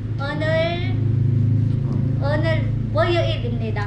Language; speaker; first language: Korean; non-native, learner; Filipino